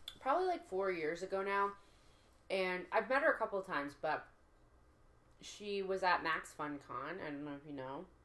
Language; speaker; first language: English; native; English